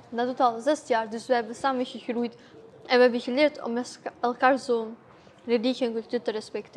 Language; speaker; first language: Dutch; non-native, local second language; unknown